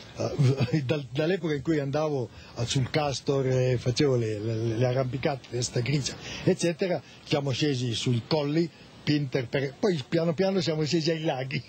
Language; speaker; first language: Italian; native; Italian